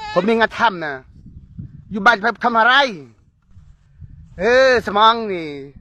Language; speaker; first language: Thai; non-native, learner; Khmer